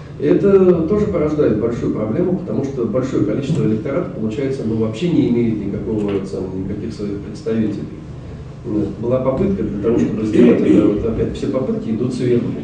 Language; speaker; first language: Russian; native; Russian